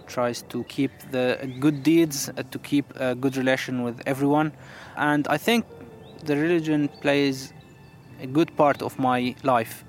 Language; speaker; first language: English; non-native, fluent; Arabic